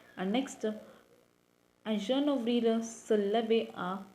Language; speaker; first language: French; non-native, learner; Tamil